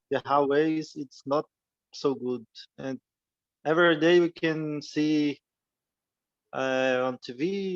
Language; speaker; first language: English; non-native, learner; Portuguese